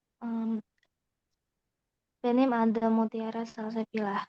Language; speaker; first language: Turkish; non-native, learner; Indonesian